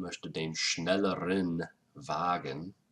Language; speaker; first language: German; non-native, fluent; English